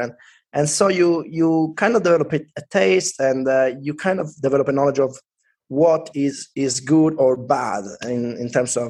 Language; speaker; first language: English; non-native, fluent; Italian